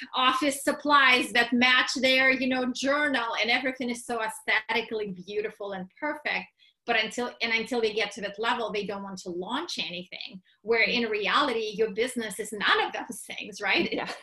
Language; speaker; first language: English; non-native, fluent; Russian